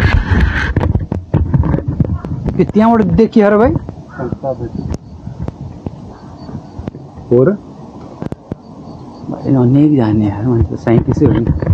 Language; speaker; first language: Nepali; native; Nepali